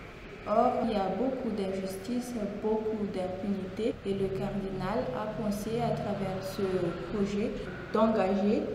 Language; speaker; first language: French; non-native, local second language; Malagasy